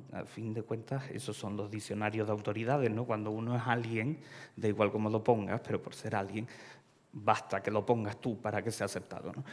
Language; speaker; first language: Spanish; early bilingual, other home language; Ukrainian